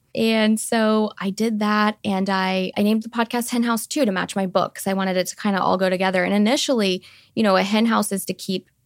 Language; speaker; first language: English; native; English